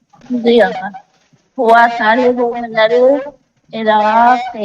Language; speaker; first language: Arabic; non-native, learner; Urdu